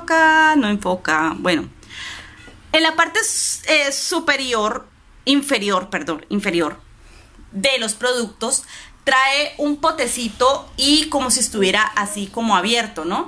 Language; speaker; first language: Spanish; native; Spanish